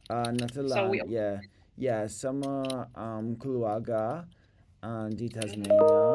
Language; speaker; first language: Indonesian; non-native, learner; English